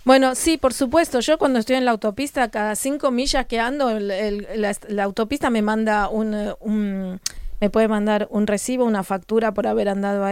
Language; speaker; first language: Spanish; native; Spanish